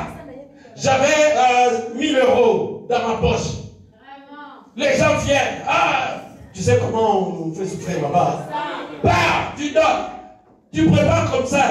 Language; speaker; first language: French; non-native, local second language; Lingala